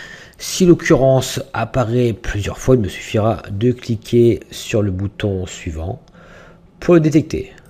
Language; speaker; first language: French; native; French